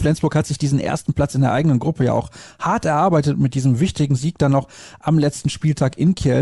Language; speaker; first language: German; native; German